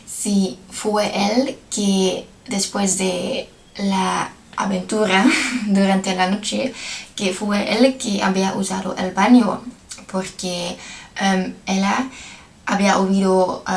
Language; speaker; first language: Spanish; non-native, learner; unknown